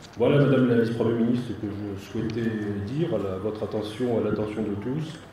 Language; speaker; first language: French; native; French